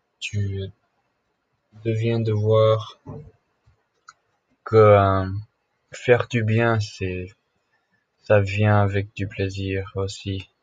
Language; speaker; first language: French; non-native, learner; English